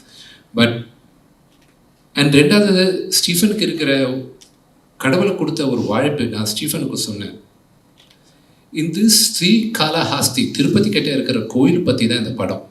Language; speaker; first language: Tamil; non-native, local second language; Telugu